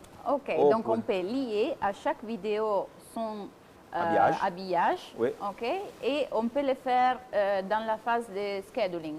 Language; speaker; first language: French; non-native, fluent; Italian